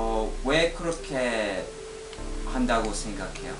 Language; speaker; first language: Korean; non-native, local second language; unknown